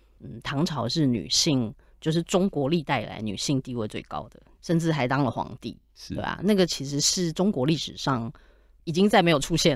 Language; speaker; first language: Chinese; native; Chinese